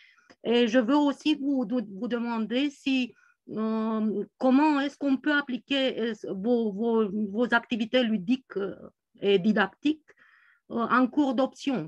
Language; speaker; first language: French; non-native, fluent; Romanian